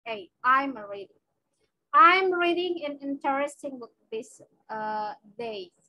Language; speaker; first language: English; non-native, fluent; Indonesian